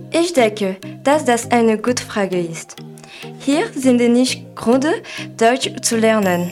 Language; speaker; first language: German; non-native, learner; Malagasy